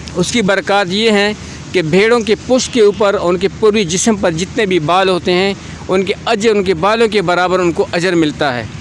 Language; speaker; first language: Urdu; non-native, local second language; Pashto